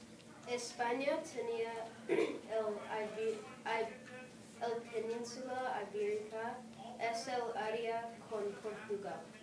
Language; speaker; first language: Spanish; non-native, learner; English